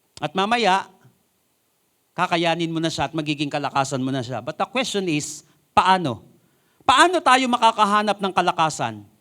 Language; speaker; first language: Filipino; non-native, local second language; Iloko